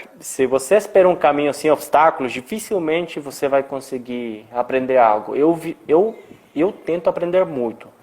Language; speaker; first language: Portuguese; non-native, fluent; Spanish